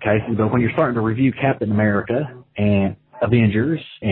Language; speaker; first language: English; native; English